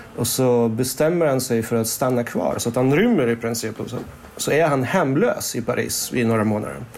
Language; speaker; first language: Swedish; early bilingual, other home language; Russian